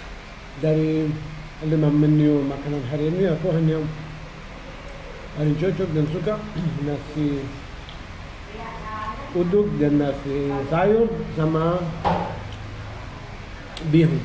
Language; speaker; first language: Indonesian; non-native, learner; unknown